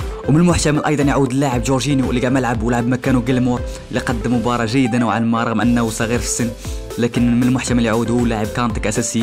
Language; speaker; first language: Arabic; native; Arabic